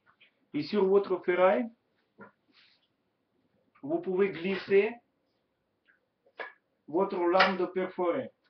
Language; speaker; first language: French; non-native, learner; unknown